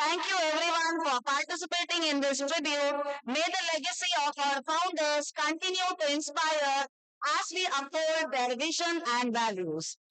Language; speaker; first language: English; non-native, local second language; Kannada